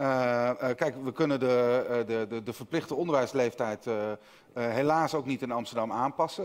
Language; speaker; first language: Dutch; native; Dutch